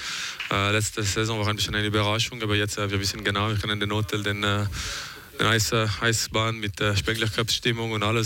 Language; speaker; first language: German; non-native, local second language; French